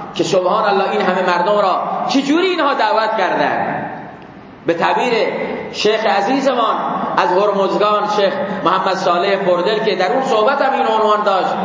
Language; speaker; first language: Persian; non-native, local second language; Baluchi